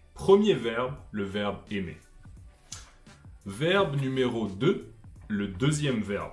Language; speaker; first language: French; native; French